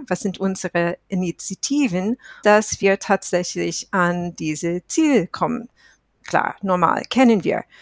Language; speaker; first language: German; non-native, fluent; English